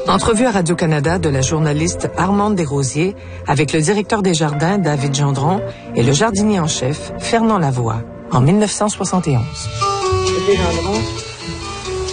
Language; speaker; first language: French; native; French